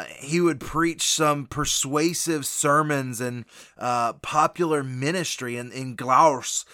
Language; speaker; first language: English; native; English